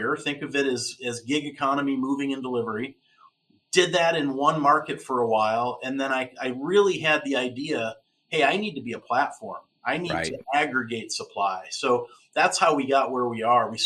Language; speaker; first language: English; native; English